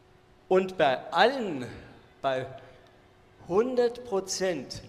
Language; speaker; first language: German; native; German